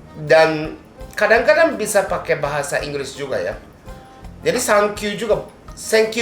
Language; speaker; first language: Indonesian; non-native, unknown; Japanese